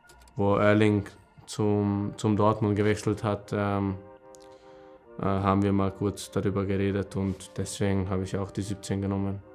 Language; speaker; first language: German; non-native, fluent; Hungarian